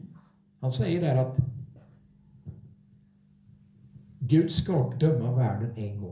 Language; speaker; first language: Swedish; non-native, fluent; English